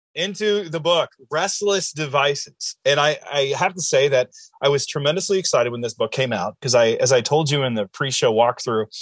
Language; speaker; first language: English; native; English